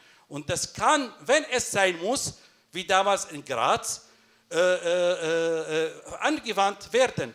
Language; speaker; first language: German; non-native, fluent; Arabic